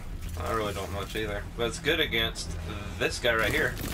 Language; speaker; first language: English; native; English